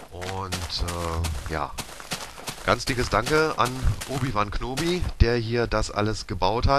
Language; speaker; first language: German; native; German